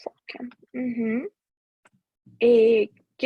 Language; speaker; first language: French; non-native, fluent; Russian